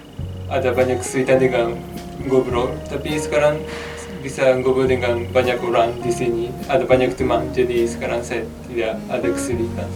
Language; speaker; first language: Indonesian; non-native, fluent; Japanese